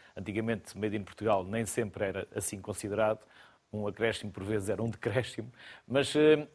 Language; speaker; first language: Portuguese; native; Portuguese